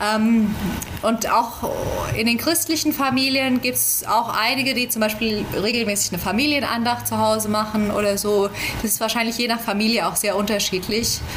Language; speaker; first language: German; native; German